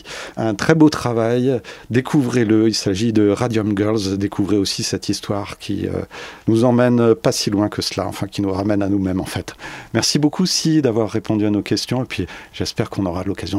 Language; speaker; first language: French; native; French